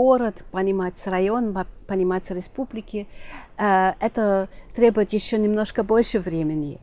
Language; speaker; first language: Russian; non-native, fluent; German